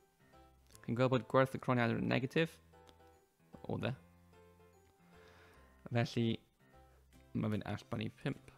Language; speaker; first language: Welsh; native; Welsh